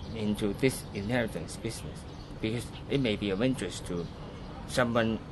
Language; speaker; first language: English; non-native, local second language; Cantonese